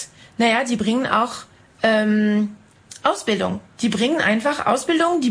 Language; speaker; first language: German; non-native, fluent; French